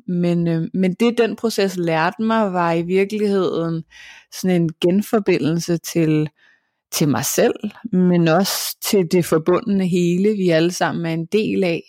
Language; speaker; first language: Danish; native; Danish